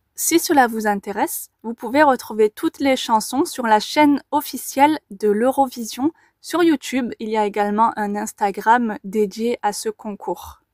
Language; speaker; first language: French; native; French